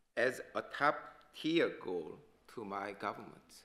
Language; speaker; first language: English; non-native, learner; Korean